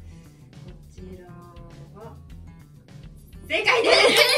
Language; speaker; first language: Japanese; native; Japanese